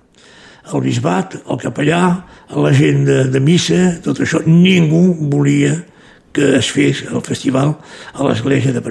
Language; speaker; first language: Catalan; native; Catalan